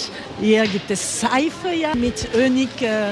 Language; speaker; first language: German; non-native, learner; French